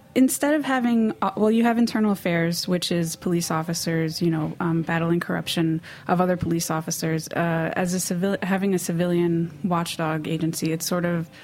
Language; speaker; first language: English; native; English